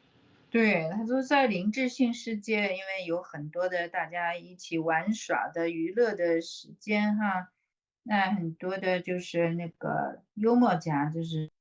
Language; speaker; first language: Chinese; native; Chinese